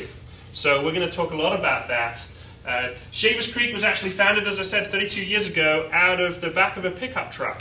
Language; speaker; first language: English; native; English